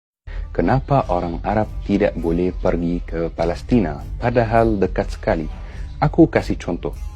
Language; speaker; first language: Indonesian; non-native, fluent; Arabic